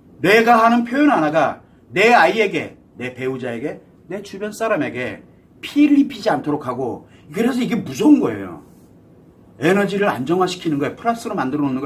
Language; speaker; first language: Korean; native; Korean